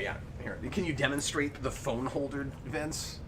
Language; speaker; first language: English; native; English